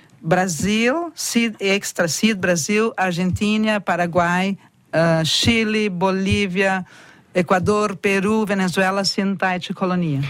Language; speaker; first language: German; early bilingual, heritage; German